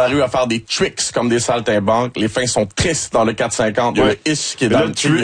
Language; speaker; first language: French; native; French